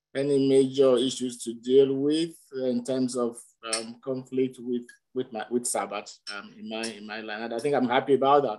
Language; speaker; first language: English; non-native, local second language; Yoruba